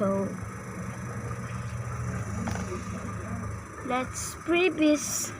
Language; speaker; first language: English; non-native, local second language; Filipino